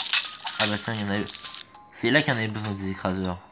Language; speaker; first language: French; native; French